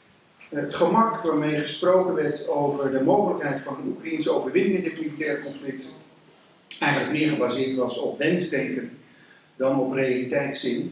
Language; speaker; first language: Dutch; native; Dutch